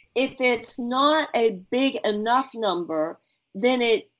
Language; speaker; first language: English; native; English